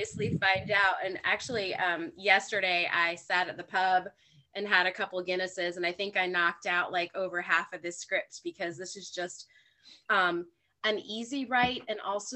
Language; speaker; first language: English; native; English